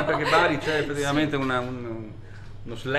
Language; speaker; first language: Italian; native; Italian